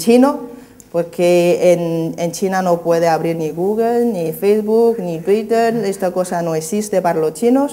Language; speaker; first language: Spanish; non-native, fluent; Chinese